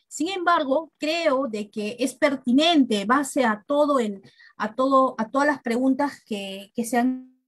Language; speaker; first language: Spanish; native; Spanish